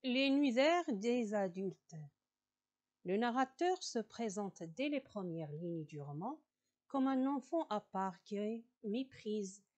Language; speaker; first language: French; non-native, local second language; Arabic